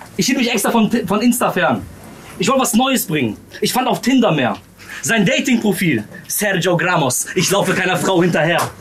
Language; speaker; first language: German; early bilingual, other home language; Romanian